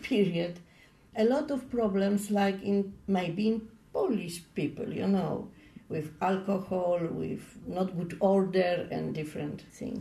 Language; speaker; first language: English; non-native, learner; Polish